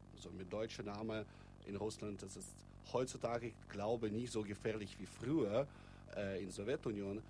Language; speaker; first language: German; non-native, fluent; Russian